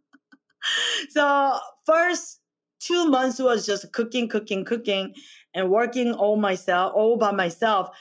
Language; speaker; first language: English; non-native, fluent; Korean